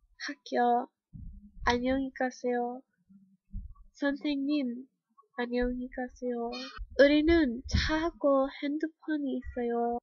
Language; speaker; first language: Korean; non-native, learner; English